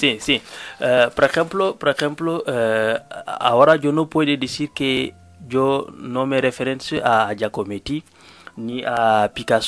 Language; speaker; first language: Spanish; non-native, learner; Wolof